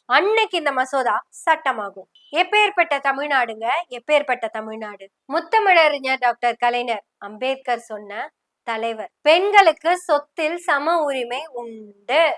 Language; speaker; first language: Tamil; non-native, local second language; Malayalam